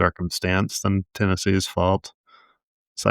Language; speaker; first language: English; native; English